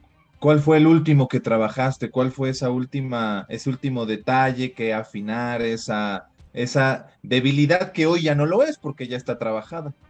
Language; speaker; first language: Spanish; native; Spanish